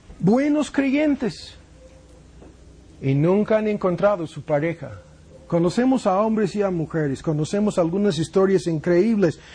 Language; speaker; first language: Spanish; non-native, fluent; English